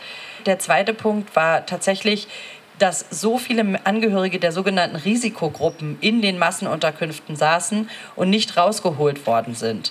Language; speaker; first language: German; native; German